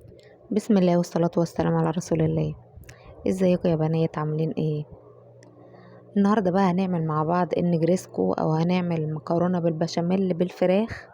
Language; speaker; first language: Arabic; native; Arabic